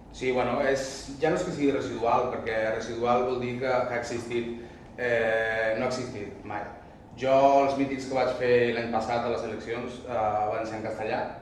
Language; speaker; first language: Catalan; non-native, local second language; Spanish